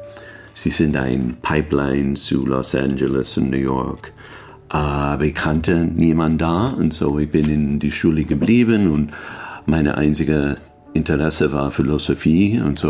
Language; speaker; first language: German; non-native, learner; English